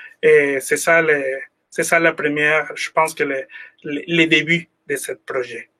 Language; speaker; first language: French; non-native, fluent; Spanish